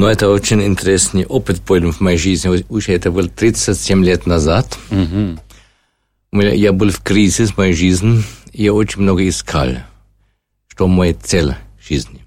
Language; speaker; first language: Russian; non-native, learner; German